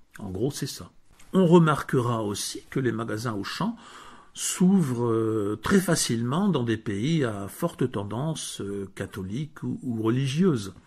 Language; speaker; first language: French; native; French